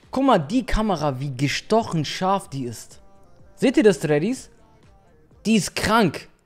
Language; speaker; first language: German; native; German